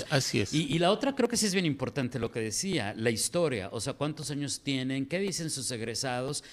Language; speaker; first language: Spanish; native; Spanish